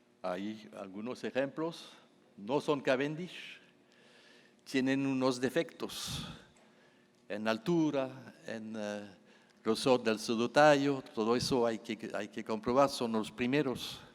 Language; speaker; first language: Spanish; non-native, fluent; French